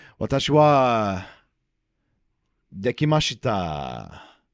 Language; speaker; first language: Japanese; non-native, learner; English